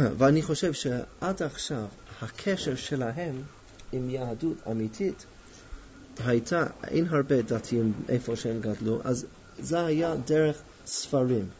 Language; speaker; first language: Hebrew; non-native, fluent; English